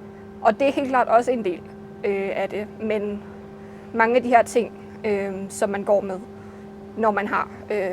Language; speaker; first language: Danish; native; Danish